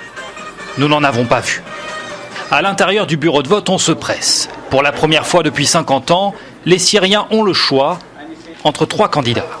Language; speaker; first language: French; native; French